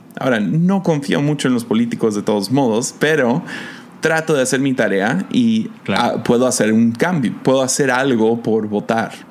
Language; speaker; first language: Spanish; non-native, fluent; English